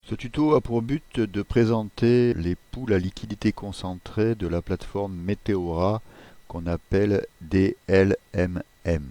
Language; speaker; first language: French; native; French